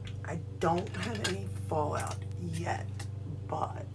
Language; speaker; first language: English; native; English